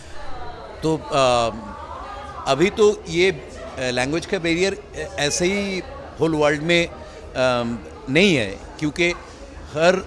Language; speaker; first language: Hindi; non-native, local second language; Bangla